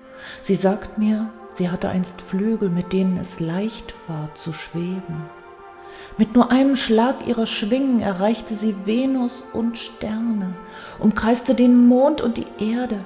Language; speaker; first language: German; native; German